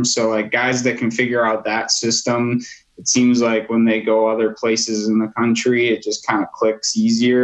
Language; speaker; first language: English; native; English